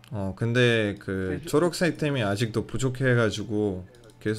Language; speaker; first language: Korean; non-native, fluent; Russian